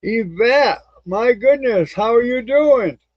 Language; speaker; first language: English; native; English